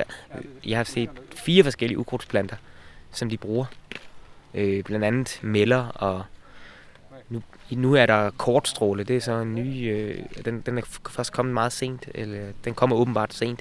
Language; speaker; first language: Danish; native; Danish